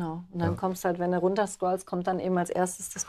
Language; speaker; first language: German; native; German